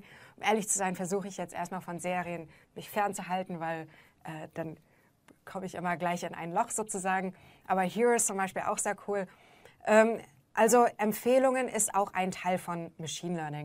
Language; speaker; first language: German; native; German